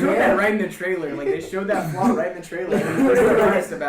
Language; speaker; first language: English; native; English